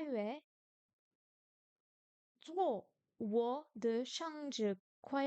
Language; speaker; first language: Chinese; non-native, learner; French